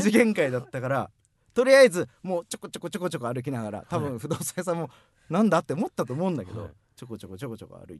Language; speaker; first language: Japanese; native; Japanese